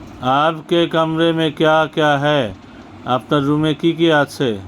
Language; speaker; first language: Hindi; non-native, fluent; Bangla